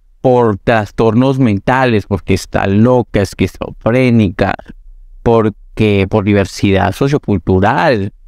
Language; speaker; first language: Spanish; native; Spanish